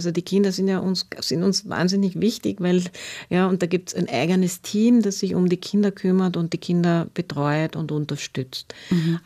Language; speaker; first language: German; native; German